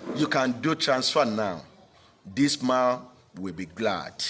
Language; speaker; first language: English; non-native, local second language; Yoruba